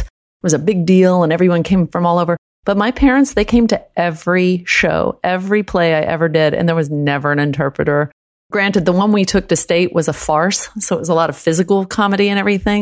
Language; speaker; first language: English; early bilingual, other home language; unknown